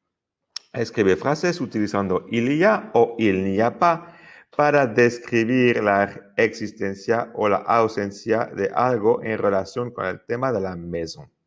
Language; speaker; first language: Spanish; non-native, fluent; French